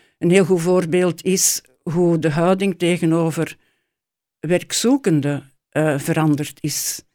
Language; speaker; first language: Dutch; native; Dutch